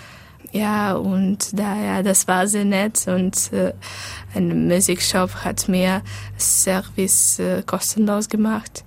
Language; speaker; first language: German; non-native, learner; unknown